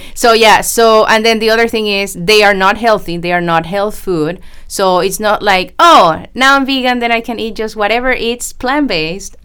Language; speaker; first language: English; non-native, fluent; Spanish